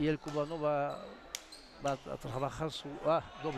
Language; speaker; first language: Spanish; non-native, learner; French